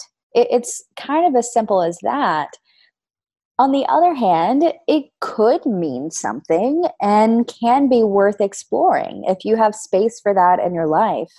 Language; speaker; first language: English; native; English